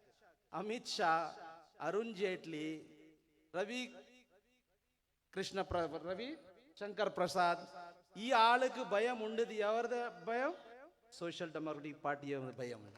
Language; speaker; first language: Malayalam; non-native, learner; Urdu